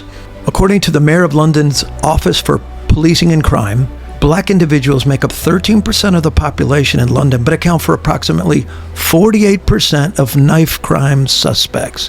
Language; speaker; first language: English; native; English